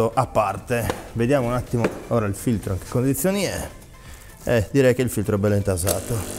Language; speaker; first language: Italian; native; Italian